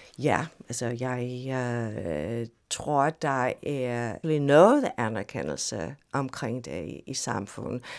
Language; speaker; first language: Danish; non-native, fluent; English